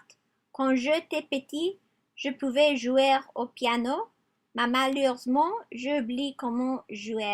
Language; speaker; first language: French; non-native, learner; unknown